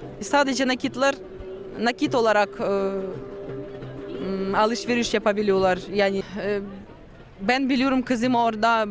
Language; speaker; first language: Turkish; non-native, learner; Russian